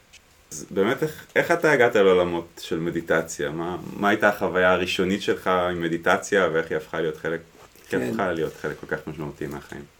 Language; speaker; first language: Hebrew; native; Hebrew